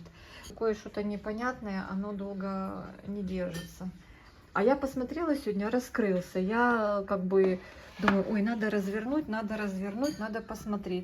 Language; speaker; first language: Russian; native; Russian